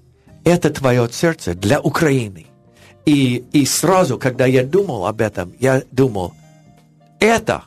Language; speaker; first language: Russian; non-native, learner; English